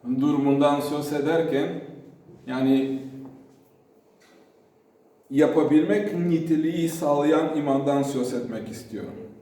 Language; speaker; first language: Turkish; non-native, fluent; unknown